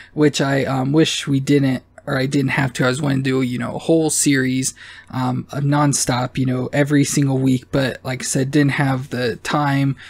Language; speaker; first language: English; native; English